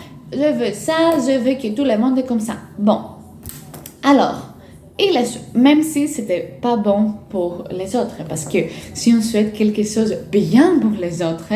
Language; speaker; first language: French; non-native, fluent; Greek